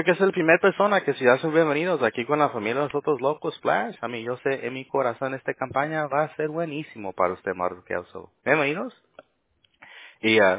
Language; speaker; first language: Spanish; early bilingual, heritage; Spanish